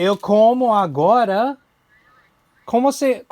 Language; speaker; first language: Portuguese; non-native, learner; English